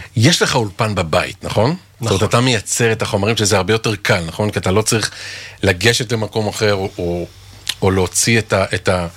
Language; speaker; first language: Hebrew; native; Hebrew